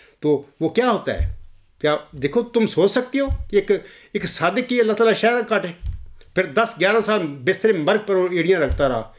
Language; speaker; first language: Urdu; non-native, local second language; Punjabi